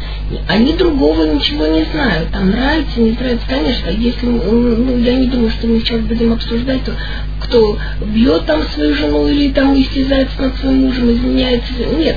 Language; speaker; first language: Russian; native; Russian